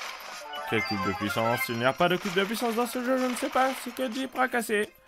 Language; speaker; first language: French; native; French